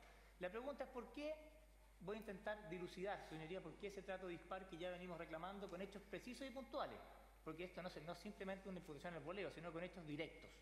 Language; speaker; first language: Spanish; native; Spanish